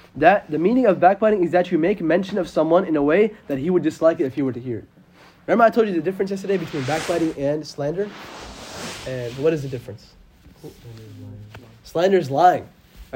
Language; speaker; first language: English; native; English